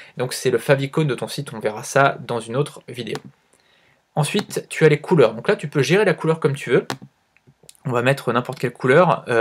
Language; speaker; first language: French; native; French